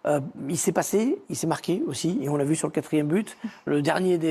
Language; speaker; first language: French; native; French